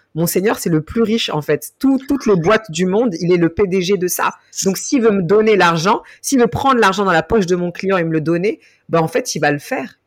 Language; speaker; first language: French; native; French